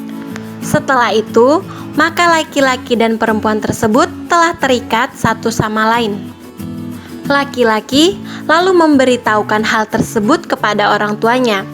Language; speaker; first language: Indonesian; native; Indonesian